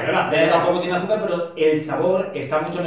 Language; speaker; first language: Spanish; native; Spanish